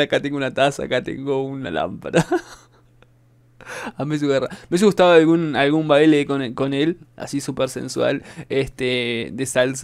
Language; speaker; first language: Spanish; native; Spanish